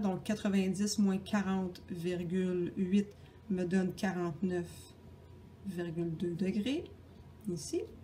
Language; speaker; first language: French; native; French